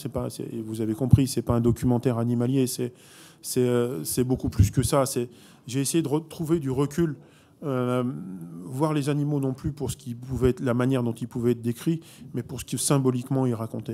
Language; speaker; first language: French; native; French